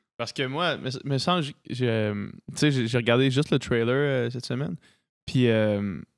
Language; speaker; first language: French; native; French